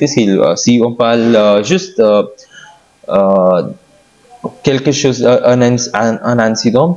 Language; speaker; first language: French; non-native, learner; Hindi